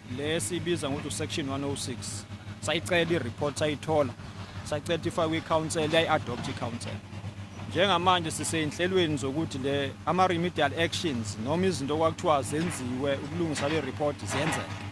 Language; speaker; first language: Zulu; native; Zulu